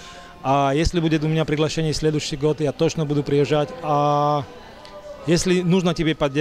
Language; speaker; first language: Russian; non-native, learner; Slovak